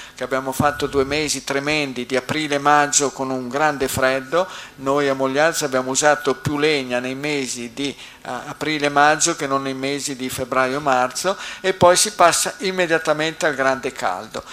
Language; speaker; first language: Italian; native; Italian